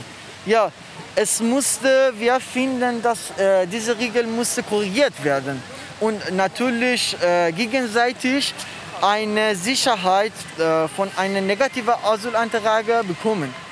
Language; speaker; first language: German; non-native, learner; Persian